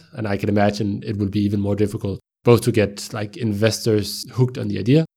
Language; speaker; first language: English; non-native, fluent; Danish